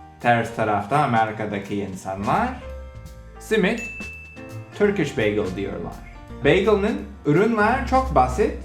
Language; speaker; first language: Turkish; non-native, learner; English